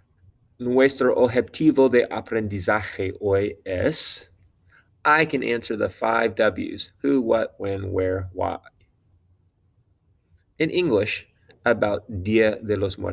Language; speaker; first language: Spanish; non-native, fluent; English